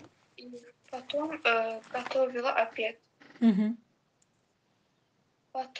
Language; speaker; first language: Russian; non-native, learner; Azerbaijani